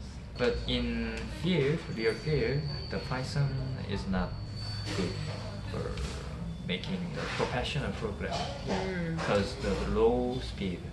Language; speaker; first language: English; non-native, learner; Korean